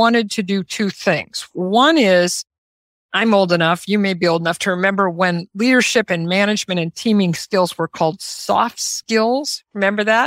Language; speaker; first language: English; native; English